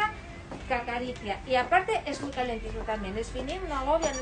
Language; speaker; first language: Spanish; native; Spanish